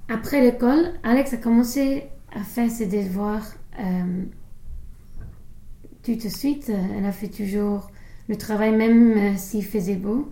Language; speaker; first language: French; non-native, learner; English